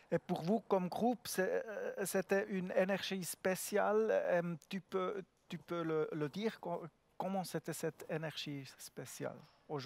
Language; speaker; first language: French; non-native, learner; German